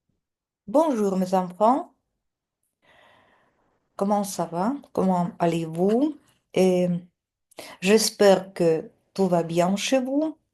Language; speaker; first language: French; non-native, fluent; Russian